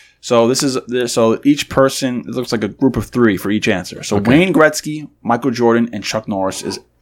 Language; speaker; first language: English; native; English